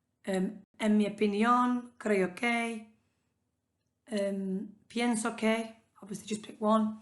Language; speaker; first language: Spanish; non-native, fluent; English